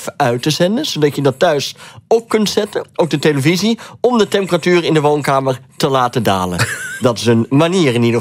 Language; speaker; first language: Dutch; native; Dutch